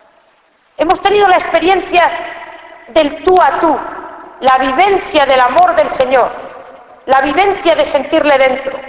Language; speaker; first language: Spanish; native; Spanish